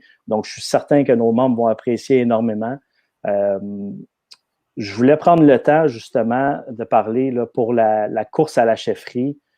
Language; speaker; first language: French; native; French